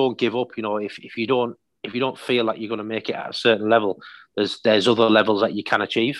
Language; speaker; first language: English; native; English